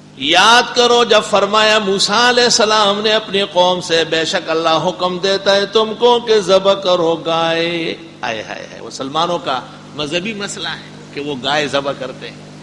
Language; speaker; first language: Urdu; non-native, local second language; Pashto